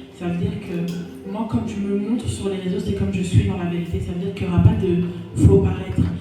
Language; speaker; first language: French; native; French